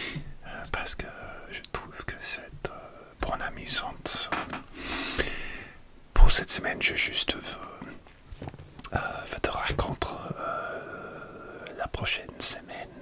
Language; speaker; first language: French; non-native, learner; English